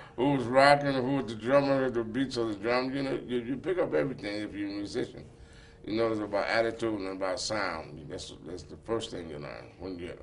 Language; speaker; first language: English; native; English